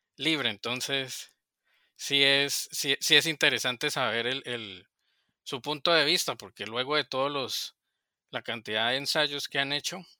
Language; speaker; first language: Spanish; native; Spanish